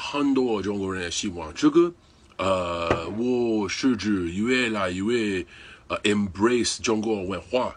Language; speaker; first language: Chinese; non-native, learner; English